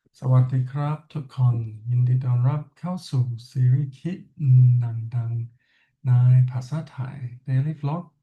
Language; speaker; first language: Thai; non-native, learner; English